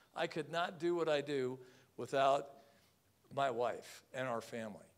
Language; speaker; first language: English; native; English